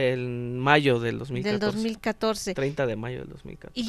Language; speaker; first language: Spanish; native; Spanish